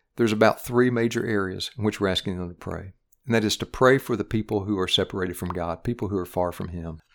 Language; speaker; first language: English; native; English